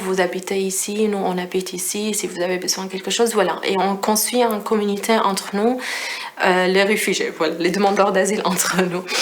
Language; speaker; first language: French; non-native, fluent; Arabic